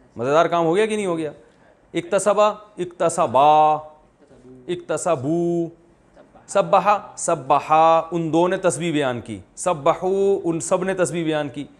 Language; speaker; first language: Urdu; native; Urdu